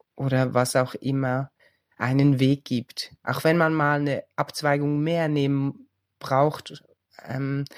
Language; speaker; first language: German; native; German